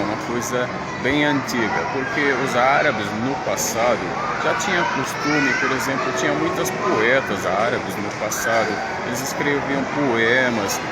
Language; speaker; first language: Portuguese; non-native, fluent; Arabic